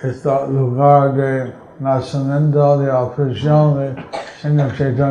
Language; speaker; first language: Spanish; non-native, learner; English